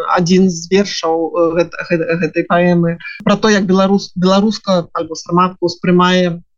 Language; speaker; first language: Belarusian; non-native, local second language; Russian